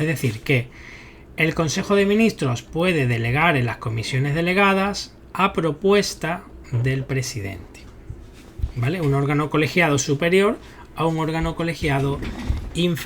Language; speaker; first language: Spanish; native; Spanish